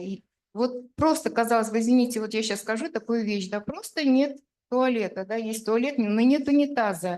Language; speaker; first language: Russian; native; Russian